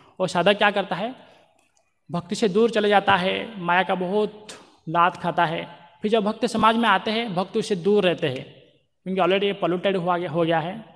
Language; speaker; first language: Hindi; non-native, local second language; Marathi